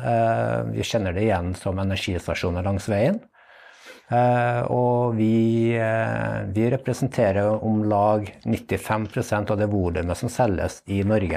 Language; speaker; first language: Norwegian; native; Norwegian